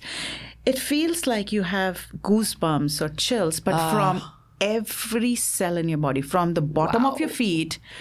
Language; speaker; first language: English; non-native, local second language; Assamese